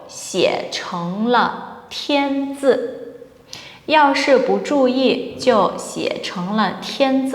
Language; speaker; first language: Chinese; non-native, fluent; Portuguese